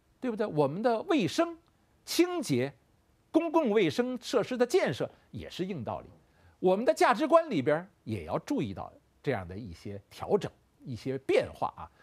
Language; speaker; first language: Chinese; native; Chinese